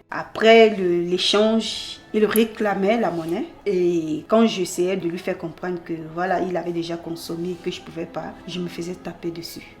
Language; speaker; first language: French; native; French